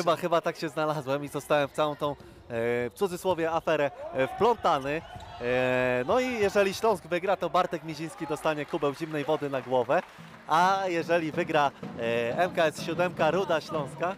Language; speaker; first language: Polish; native; Polish